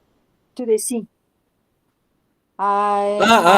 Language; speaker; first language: English; non-native, learner; Spanish